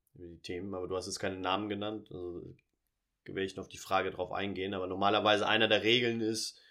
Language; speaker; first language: German; early bilingual, heritage; Portuguese